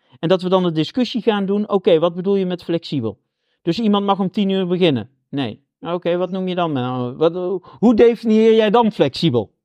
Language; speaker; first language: Dutch; native; Dutch